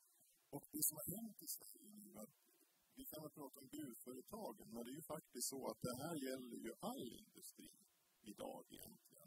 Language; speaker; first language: Swedish; native; Swedish